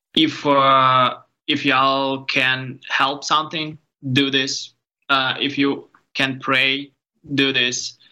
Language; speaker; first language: English; non-native, learner; Ukrainian